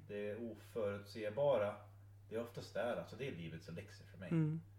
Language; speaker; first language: Swedish; non-native, fluent; English